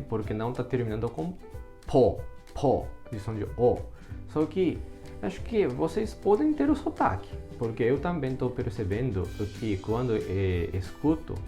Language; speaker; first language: Portuguese; non-native, fluent; Japanese